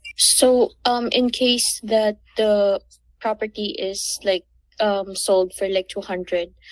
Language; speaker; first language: English; non-native, fluent; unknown